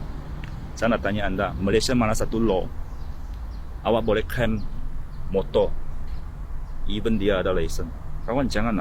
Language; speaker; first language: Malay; non-native, local second language; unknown